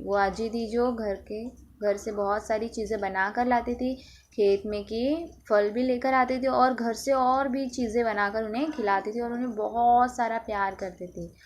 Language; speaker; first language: Hindi; non-native, local second language; Marathi